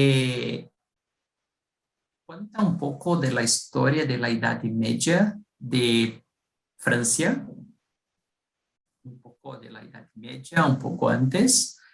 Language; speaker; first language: Spanish; non-native, fluent; Portuguese